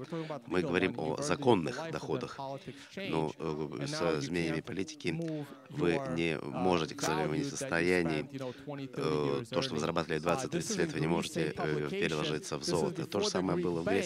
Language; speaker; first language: Russian; native; Russian